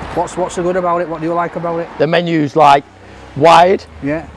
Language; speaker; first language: English; native; English